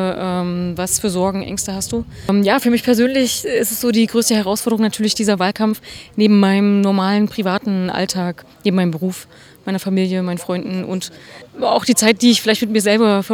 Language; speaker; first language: German; native; German